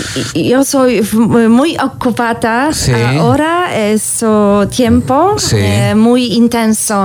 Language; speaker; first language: Spanish; non-native, learner; Polish